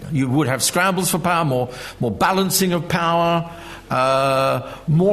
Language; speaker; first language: English; native; English